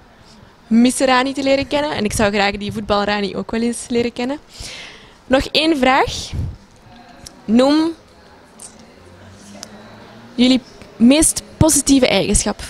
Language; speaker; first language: Dutch; native; Dutch